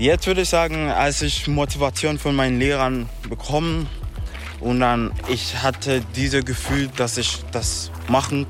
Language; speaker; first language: German; non-native, learner; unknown